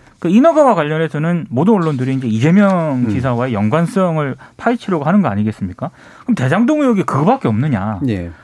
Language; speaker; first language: Korean; native; Korean